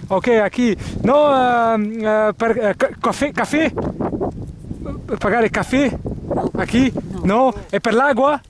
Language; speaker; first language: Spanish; non-native, learner; French